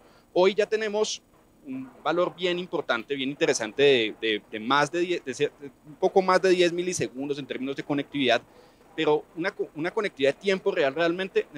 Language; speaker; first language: Spanish; native; Spanish